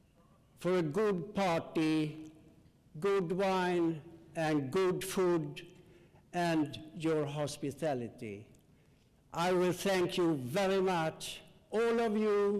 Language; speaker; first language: English; non-native, learner; Swedish